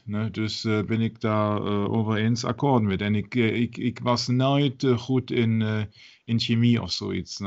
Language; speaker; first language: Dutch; non-native, learner; German